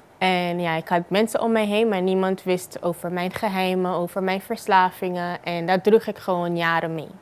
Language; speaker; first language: Dutch; non-native, local second language; Papiamento